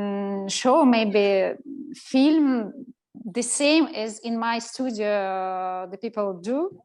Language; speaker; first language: English; non-native, learner; Russian